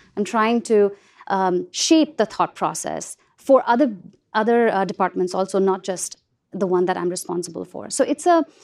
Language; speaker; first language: English; non-native, local second language; Hindi